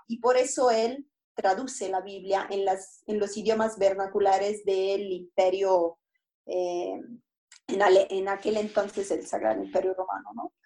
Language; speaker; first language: Spanish; non-native, fluent; Italian